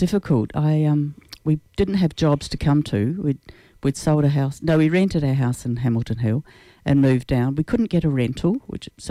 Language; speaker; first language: English; native; English